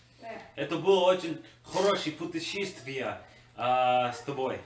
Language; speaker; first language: Russian; non-native, learner; English